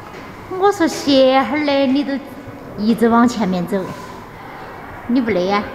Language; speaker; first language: Chinese; native; Chinese